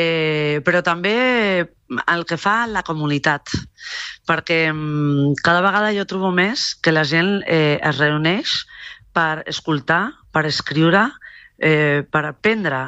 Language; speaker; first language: Catalan; non-native, local second language; Spanish